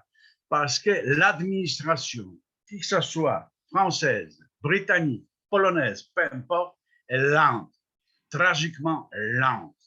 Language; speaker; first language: French; non-native, fluent; Polish